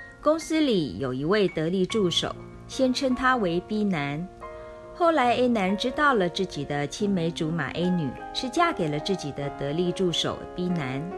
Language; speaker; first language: Chinese; native; Chinese